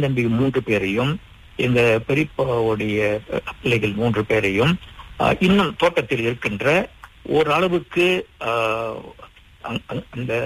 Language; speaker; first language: Tamil; early bilingual, heritage; Tamil